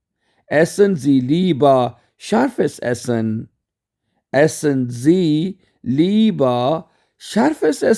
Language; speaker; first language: German; non-native, fluent; Urdu